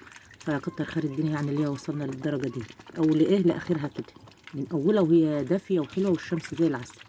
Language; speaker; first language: Arabic; native; Arabic